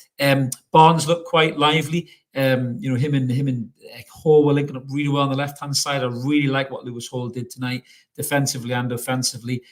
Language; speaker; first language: English; native; English